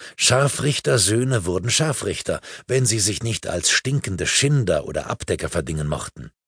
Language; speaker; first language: German; native; German